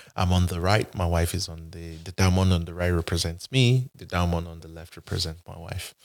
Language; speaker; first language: English; non-native, local second language; Bini